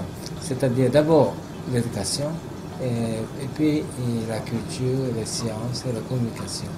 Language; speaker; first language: French; non-native, fluent; Japanese